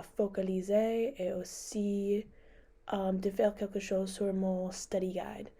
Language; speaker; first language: French; non-native, learner; English